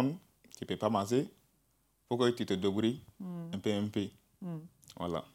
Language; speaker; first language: French; non-native, learner; Bambara